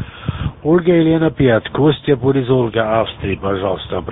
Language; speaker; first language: Russian; non-native, learner; German